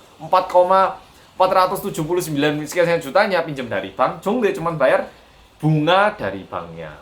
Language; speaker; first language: Indonesian; early bilingual, other home language; Korean